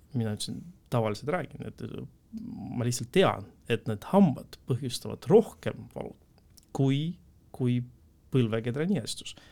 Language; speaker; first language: Estonian; non-native, local second language; Russian